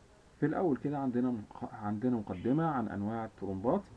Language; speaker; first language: Arabic; native; Arabic